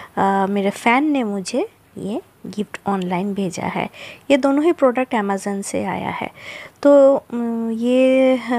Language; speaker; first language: Hindi; non-native, local second language; Bangla